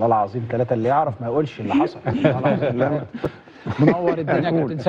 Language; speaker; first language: Arabic; native; Arabic